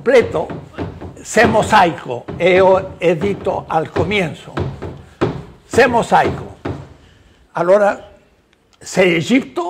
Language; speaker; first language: Italian; non-native, learner; Spanish